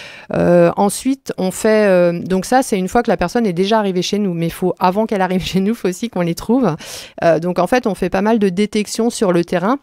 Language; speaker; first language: French; native; French